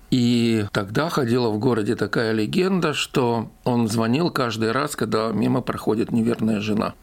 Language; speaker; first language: Russian; native; Russian